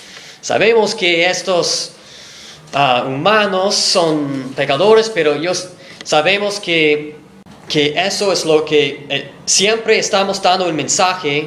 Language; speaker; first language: Spanish; non-native, fluent; English